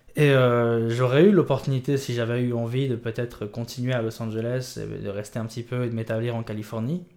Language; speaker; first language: French; native; French